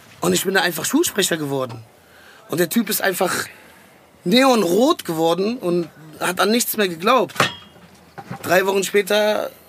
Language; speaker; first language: German; early bilingual, other home language; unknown